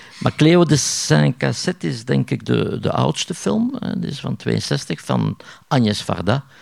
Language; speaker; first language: Dutch; native; Dutch